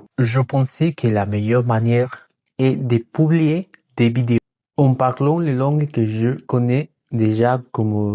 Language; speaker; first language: French; non-native, learner; Spanish